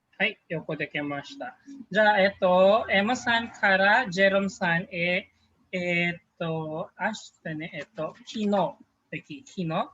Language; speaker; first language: Japanese; non-native, fluent; Filipino